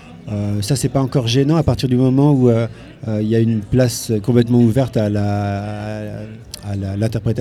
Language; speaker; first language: French; native; French